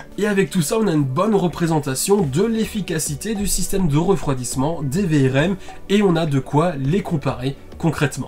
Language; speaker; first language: French; native; French